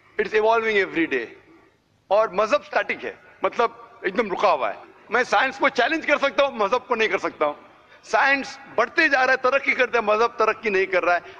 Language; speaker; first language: Hindi; non-native, local second language; Konkani